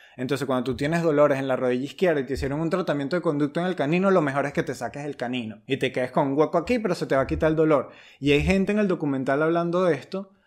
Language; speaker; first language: Spanish; native; Spanish